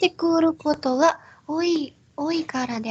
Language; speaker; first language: Japanese; non-native, learner; Indonesian